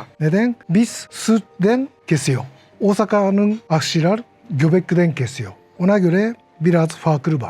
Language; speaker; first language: Turkish; non-native, learner; Japanese